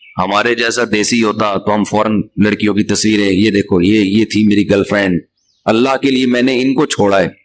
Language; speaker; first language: Urdu; native; Urdu